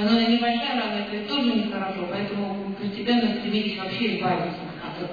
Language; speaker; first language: Russian; native; Russian